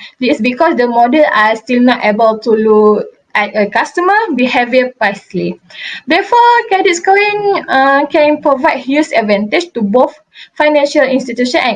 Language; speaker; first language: English; non-native, local second language; Malay